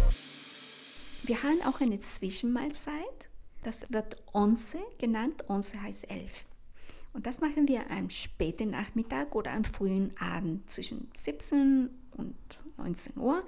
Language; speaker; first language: German; non-native, fluent; Spanish